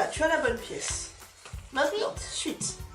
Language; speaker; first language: French; native; French